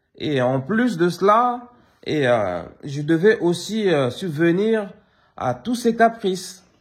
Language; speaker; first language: French; early bilingual, other home language; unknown